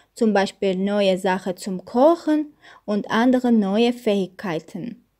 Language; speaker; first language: German; non-native, fluent; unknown